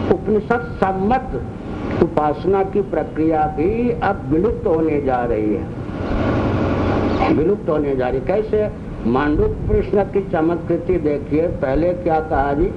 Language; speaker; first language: Hindi; non-native, local second language; Maithili